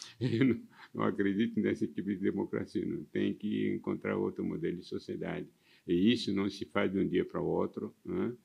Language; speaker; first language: Portuguese; non-native, fluent; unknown